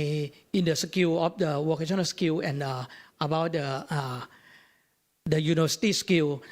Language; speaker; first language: English; non-native, learner; Thai